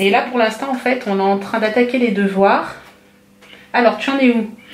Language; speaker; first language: French; native; French